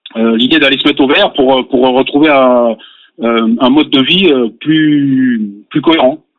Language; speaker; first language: French; native; French